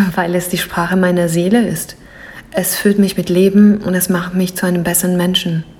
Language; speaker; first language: German; non-native, fluent; Greek